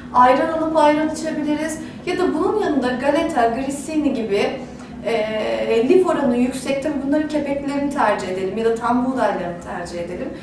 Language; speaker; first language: Turkish; native; Turkish